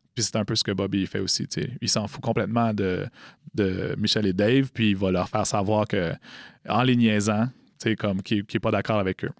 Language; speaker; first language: French; native; French